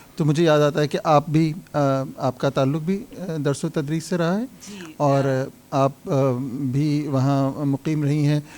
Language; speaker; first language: Urdu; native; Urdu